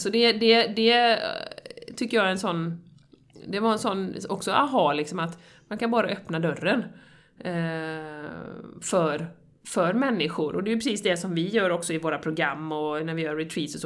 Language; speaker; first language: Swedish; native; Swedish